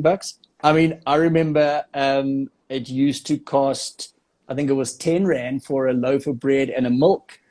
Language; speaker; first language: English; native; English